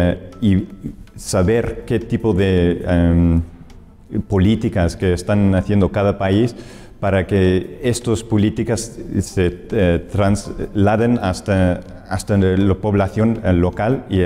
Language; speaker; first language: Spanish; non-native, fluent; English